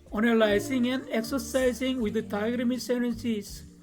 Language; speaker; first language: English; non-native, fluent; Korean